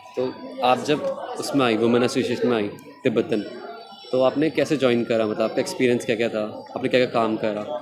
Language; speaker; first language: Hindi; native; Hindi